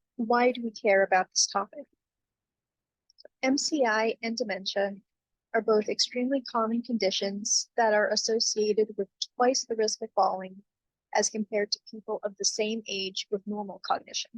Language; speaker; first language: English; native; English